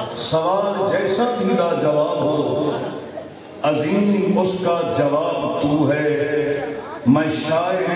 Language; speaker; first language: Urdu; non-native, local second language; Saraiki